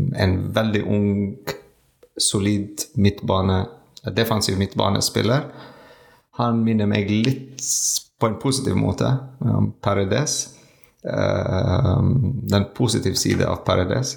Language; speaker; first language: Norwegian; non-native, learner; French